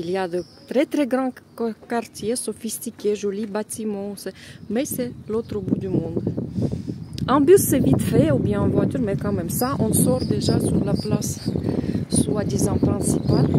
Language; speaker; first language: French; non-native, fluent; Russian